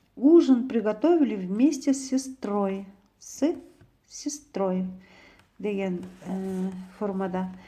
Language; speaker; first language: Russian; non-native, local second language; Kyrgyz